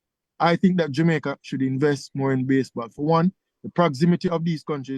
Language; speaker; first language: English; native; English